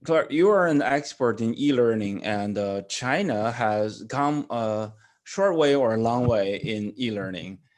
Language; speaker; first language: English; non-native, fluent; Chinese